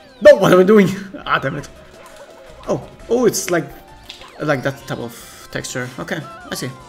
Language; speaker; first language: English; non-native, fluent; German